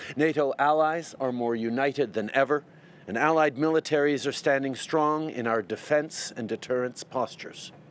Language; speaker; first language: English; native; English